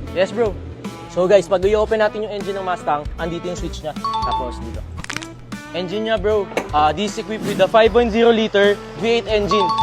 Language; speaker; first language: Filipino; native; Filipino